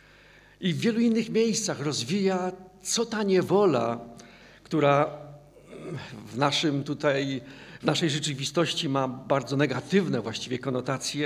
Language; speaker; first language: Polish; native; Polish